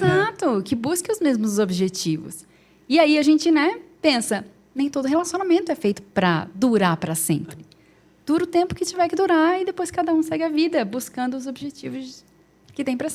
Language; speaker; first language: Portuguese; native; Portuguese